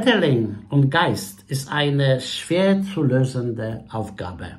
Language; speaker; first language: German; non-native, fluent; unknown